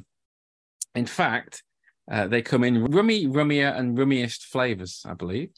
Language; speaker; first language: English; native; English